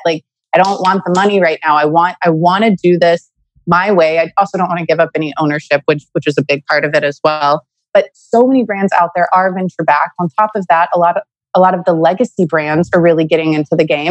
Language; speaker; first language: English; native; English